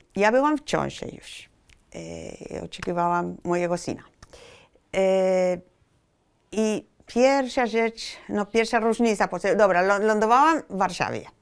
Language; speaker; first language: Polish; non-native, fluent; Spanish